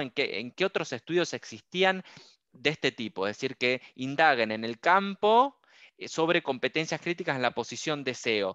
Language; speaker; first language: Spanish; native; Spanish